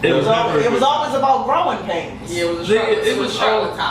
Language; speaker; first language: English; native; English